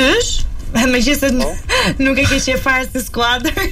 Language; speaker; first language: Albanian; native; Albanian